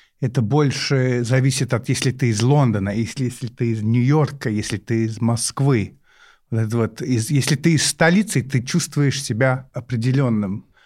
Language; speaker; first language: Russian; non-native, fluent; English